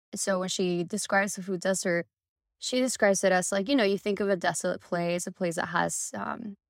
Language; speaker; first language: English; early bilingual, other home language; Spanish